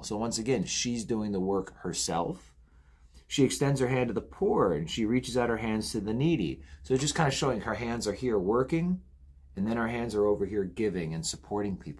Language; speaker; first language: English; native; English